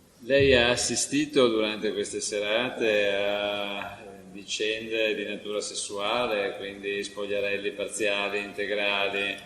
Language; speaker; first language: Italian; native; Italian